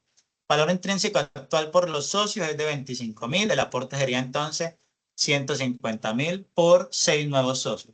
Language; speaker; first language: Spanish; native; Spanish